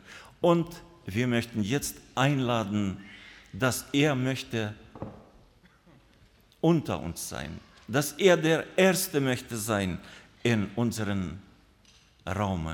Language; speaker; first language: German; non-native, fluent; Russian